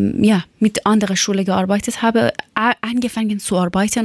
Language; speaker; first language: German; non-native, learner; Persian